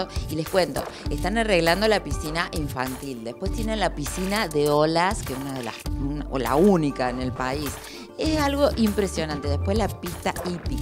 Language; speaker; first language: Spanish; native; Spanish